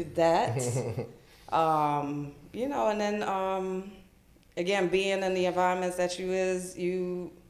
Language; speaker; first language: English; native; English